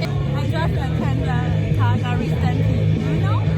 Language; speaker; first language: English; non-native, learner; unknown